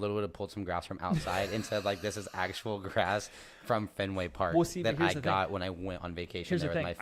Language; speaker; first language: English; native; English